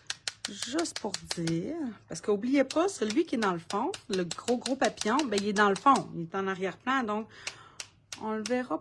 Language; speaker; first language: French; native; French